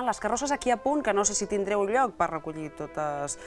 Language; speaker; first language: Catalan; native; Catalan